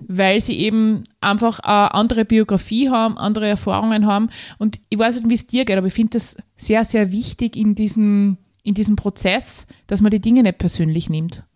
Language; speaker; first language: German; native; German